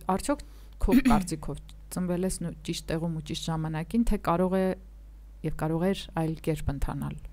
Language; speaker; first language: Armenian; native; Armenian